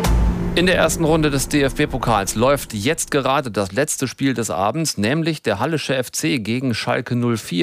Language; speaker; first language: German; native; German